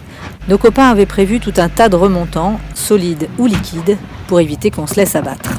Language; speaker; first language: French; native; French